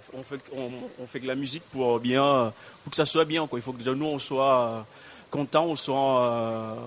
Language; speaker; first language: French; non-native, fluent; Lingala